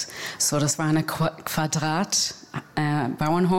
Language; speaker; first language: German; non-native, learner; English